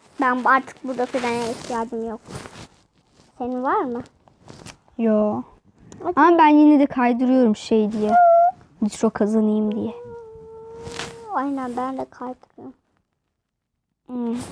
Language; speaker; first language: Turkish; native; Turkish